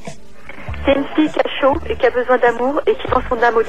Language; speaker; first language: French; native; French